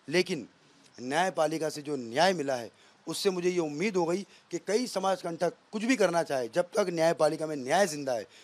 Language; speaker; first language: Hindi; native; Hindi